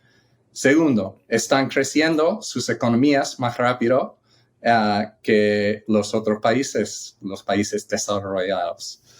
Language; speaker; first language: Spanish; non-native, fluent; English